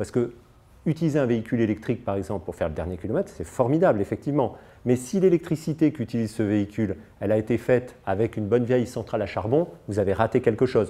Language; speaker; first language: French; native; French